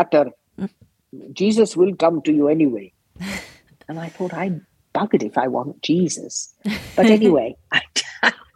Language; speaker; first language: English; native; English